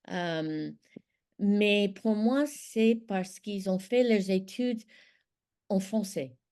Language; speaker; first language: French; non-native, fluent; English